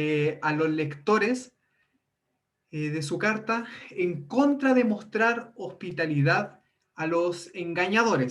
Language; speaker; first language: Spanish; native; Spanish